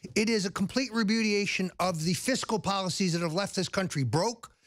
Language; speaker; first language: English; native; English